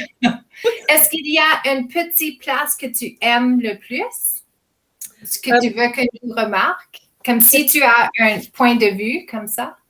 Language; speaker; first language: French; non-native, fluent; English